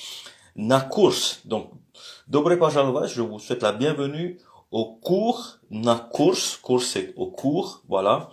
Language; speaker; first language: French; native; French